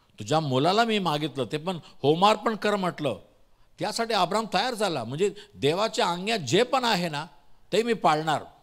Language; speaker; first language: Marathi; non-native, local second language; Tamil